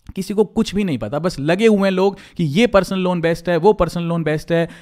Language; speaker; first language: Hindi; native; Hindi